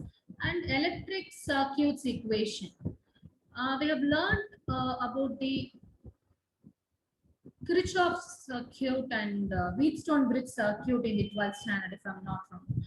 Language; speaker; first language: English; non-native, local second language; Tamil